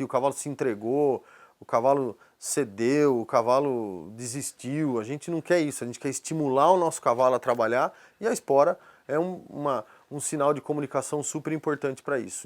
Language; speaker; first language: Portuguese; native; Portuguese